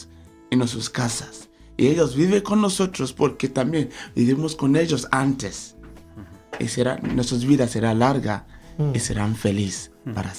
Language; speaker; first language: Spanish; non-native, fluent; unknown